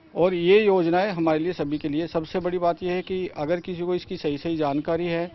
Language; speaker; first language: Hindi; native; Hindi